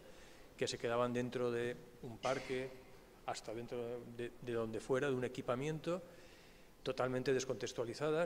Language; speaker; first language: Spanish; native; Spanish